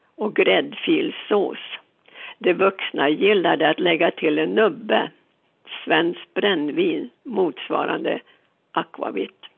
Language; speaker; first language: Swedish; native; Swedish